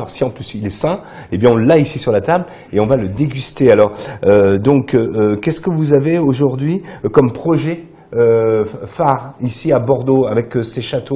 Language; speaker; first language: French; native; French